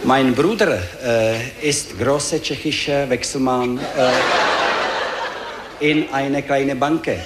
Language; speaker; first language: German; non-native, learner; Czech